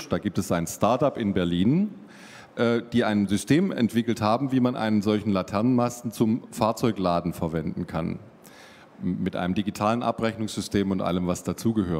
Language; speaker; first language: German; native; German